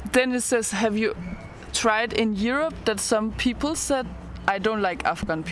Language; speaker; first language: English; non-native, fluent; Danish